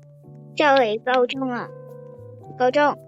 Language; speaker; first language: Chinese; early bilingual, heritage; Cantonese